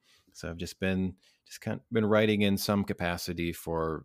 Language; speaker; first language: English; native; English